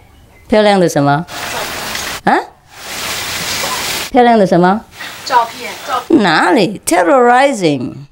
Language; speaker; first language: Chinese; non-native, fluent; Vietnamese